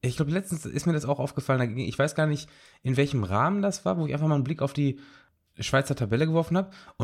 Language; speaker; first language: German; native; German